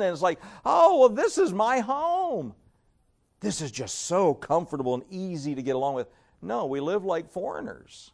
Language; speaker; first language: English; native; English